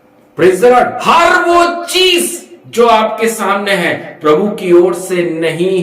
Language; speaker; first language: Hindi; native; Hindi